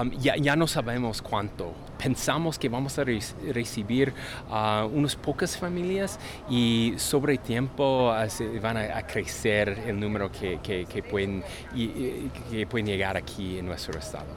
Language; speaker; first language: Spanish; non-native, fluent; English